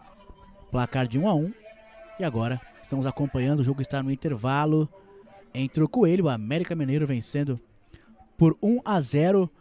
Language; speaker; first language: Portuguese; native; Portuguese